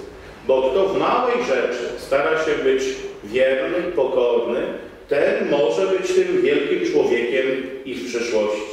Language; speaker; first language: Polish; native; Polish